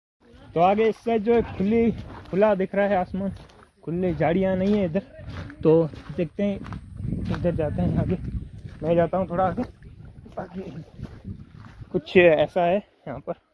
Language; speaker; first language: Hindi; non-native, local second language; Gujarati